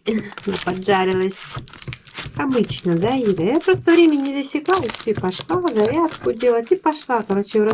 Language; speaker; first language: Russian; native; Russian